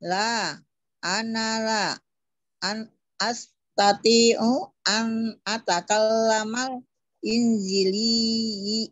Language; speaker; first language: Arabic; non-native, learner; Indonesian